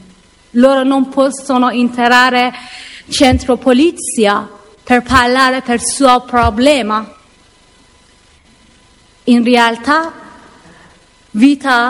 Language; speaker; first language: Italian; non-native, learner; Persian